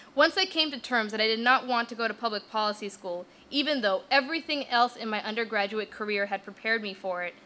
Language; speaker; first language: English; native; English